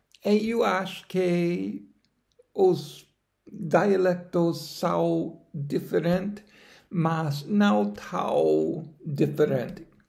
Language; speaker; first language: Portuguese; non-native, learner; English